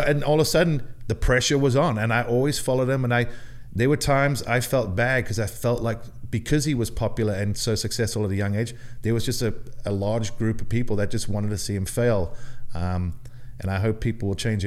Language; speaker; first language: English; native; English